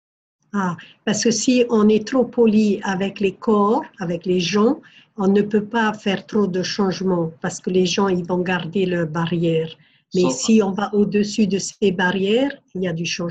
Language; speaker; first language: French; non-native, fluent; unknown